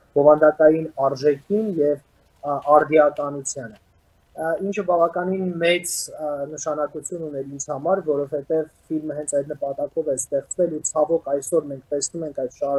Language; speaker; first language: Armenian; native; Armenian